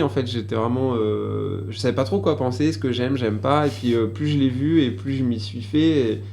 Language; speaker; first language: French; native; French